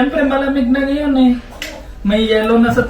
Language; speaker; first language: Filipino; non-native, learner; Punjabi